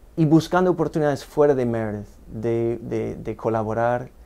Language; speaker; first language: Spanish; non-native, fluent; English